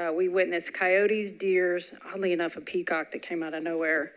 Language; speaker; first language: English; native; English